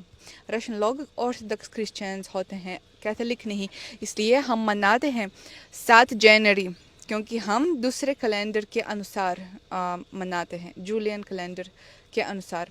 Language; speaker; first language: Hindi; non-native, fluent; Russian